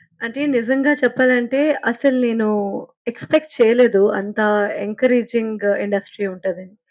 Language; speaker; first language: Telugu; non-native, fluent; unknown